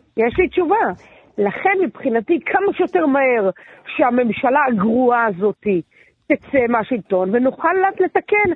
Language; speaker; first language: Hebrew; native; Hebrew